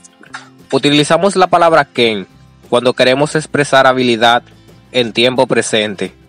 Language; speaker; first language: Spanish; native; Spanish